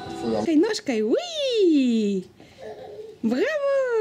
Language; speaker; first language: French; non-native, learner; Russian